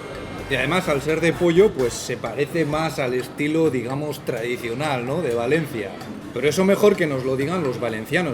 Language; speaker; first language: Spanish; native; Spanish